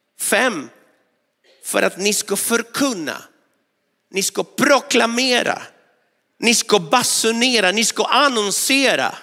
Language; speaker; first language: Swedish; non-native, fluent; Spanish